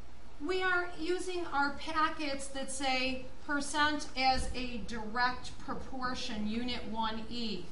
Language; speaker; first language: English; native; English